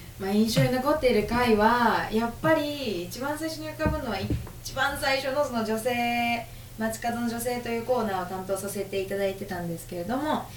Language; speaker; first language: Japanese; native; Japanese